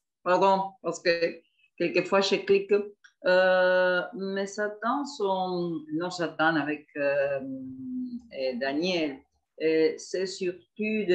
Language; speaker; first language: French; non-native, fluent; Spanish